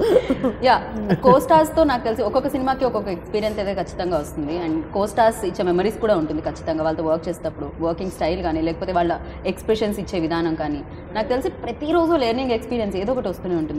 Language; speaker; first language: Telugu; native; Telugu